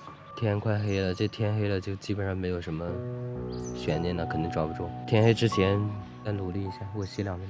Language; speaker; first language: Chinese; native; Chinese